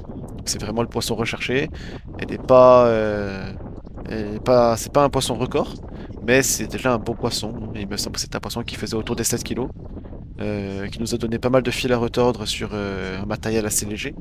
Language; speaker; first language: French; native; French